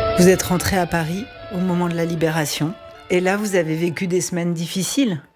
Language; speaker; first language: French; native; French